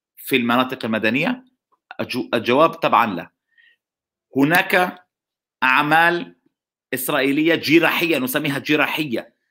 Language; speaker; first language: Arabic; non-native, local second language; Hebrew